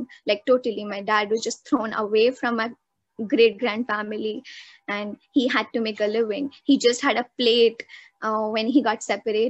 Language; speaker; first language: English; non-native, local second language; Hindi